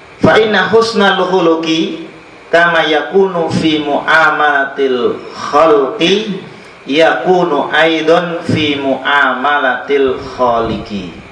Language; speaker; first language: Arabic; non-native, fluent; Indonesian